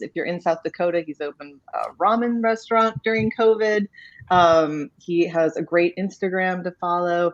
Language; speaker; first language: English; native; English